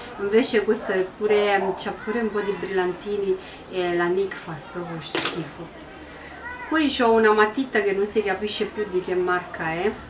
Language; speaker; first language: Italian; non-native, fluent; Romanian